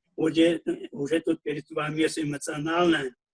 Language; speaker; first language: Russian; non-native, fluent; Hindi